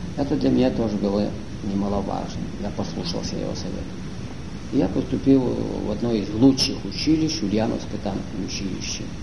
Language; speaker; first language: Russian; non-native, local second language; Ukrainian